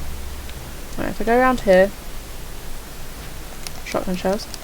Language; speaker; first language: English; native; English